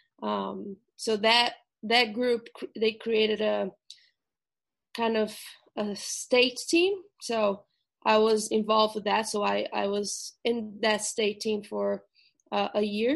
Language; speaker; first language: English; non-native, fluent; Portuguese